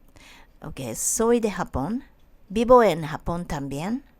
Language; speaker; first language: Spanish; non-native, learner; Japanese